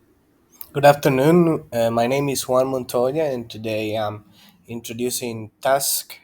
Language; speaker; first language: English; non-native, fluent; Spanish